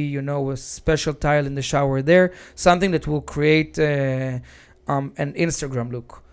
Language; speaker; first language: English; non-native, fluent; Hebrew